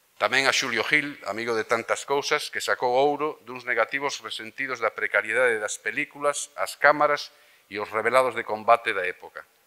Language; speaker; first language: Galician; native; Galician